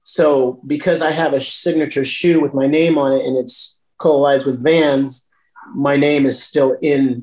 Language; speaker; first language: English; native; English